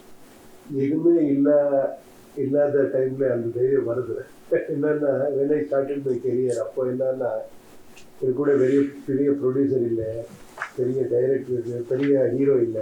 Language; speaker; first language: Tamil; non-native, learner; Kannada